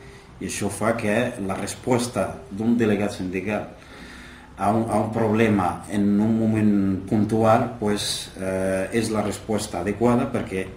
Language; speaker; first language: Catalan; non-native, fluent; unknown